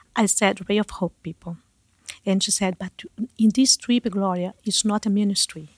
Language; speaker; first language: English; non-native, learner; Portuguese